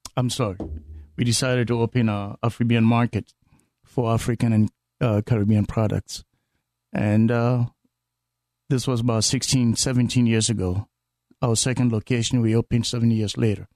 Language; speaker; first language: English; non-native, local second language; Akan